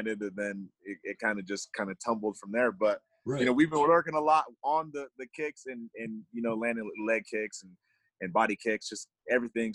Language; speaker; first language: English; native; English